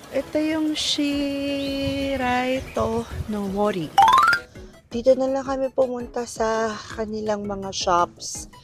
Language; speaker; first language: Filipino; native; Filipino